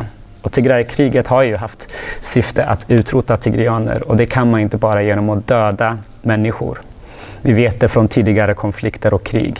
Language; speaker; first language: Swedish; non-native, fluent; Tigrinya